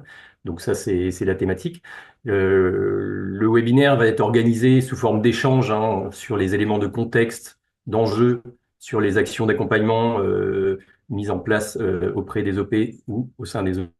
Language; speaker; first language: French; native; French